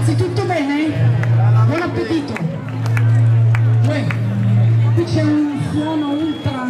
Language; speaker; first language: Italian; native; Italian